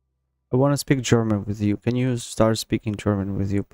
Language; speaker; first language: English; non-native, fluent; Russian